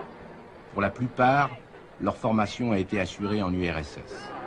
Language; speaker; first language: French; native; French